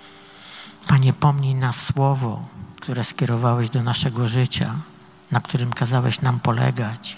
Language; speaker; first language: Polish; native; Polish